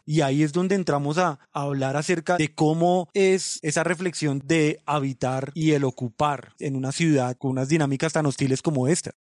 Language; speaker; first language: Spanish; native; Spanish